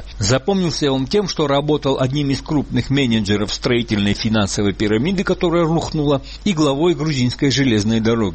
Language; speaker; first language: Russian; native; Russian